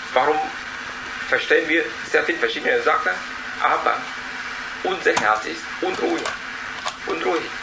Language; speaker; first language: German; non-native, learner; Vietnamese